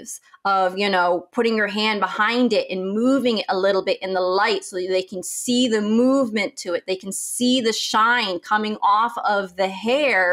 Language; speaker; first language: English; native; English